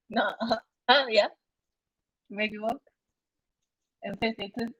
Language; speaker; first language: English; non-native, learner; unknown